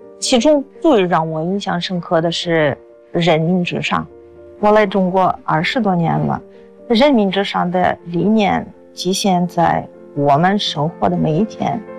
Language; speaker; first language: Chinese; non-native, fluent; Russian